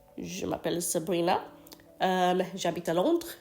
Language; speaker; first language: French; non-native, learner; English